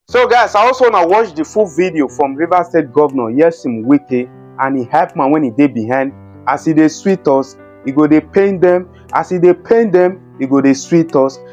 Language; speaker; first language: Nigerian Pidgin; native; Nigerian Pidgin